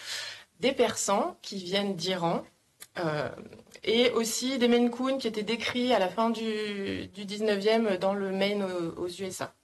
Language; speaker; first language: French; native; French